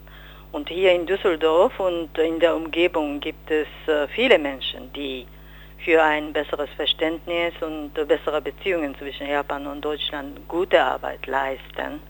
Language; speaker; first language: German; non-native, fluent; Japanese